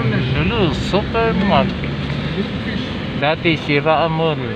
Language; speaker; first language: English; non-native, local second language; Filipino